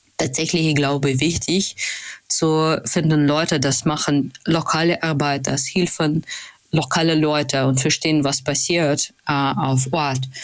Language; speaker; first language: German; non-native, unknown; Russian